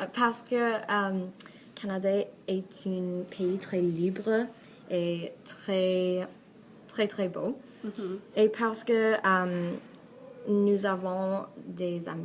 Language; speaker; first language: French; non-native, learner; Persian